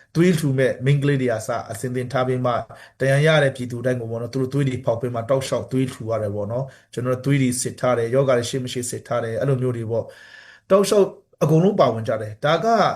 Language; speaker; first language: Burmese; non-native, local second language; Hakha Chin